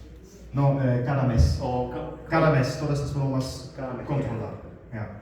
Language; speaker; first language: Spanish; non-native, learner; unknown